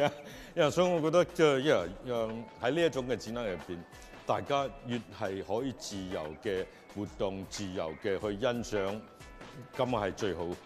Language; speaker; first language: Chinese; native; Chinese